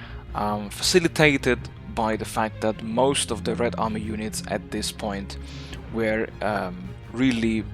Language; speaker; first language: English; non-native, fluent; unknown